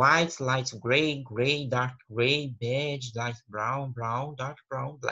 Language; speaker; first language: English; non-native, fluent; Portuguese